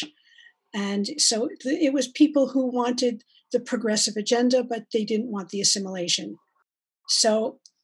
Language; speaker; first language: English; native; English